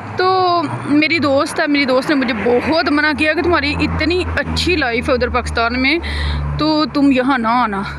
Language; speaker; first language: Urdu; non-native, local second language; Punjabi